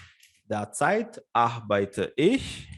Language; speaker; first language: German; non-native, fluent; Portuguese